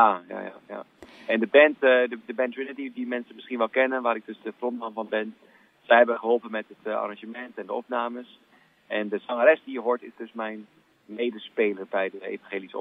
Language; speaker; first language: Dutch; native; Dutch